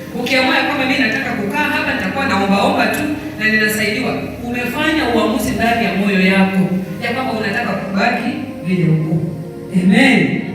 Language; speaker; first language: Swahili; non-native, local second language; Luyia